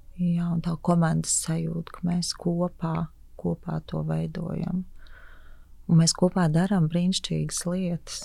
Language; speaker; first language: Latvian; native; Latvian